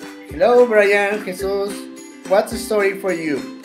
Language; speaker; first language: English; non-native, fluent; Spanish